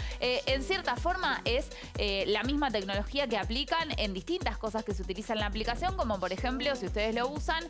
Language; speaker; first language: Spanish; native; Spanish